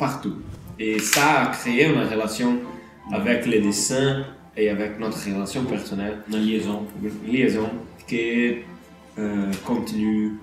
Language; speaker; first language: French; non-native, learner; Portuguese